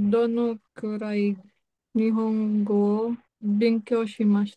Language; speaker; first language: Japanese; non-native, learner; Filipino